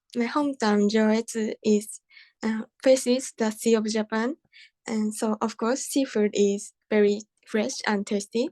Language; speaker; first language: English; non-native, learner; Japanese